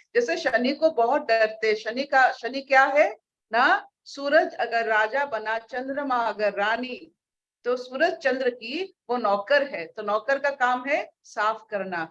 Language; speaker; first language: Hindi; non-native, local second language; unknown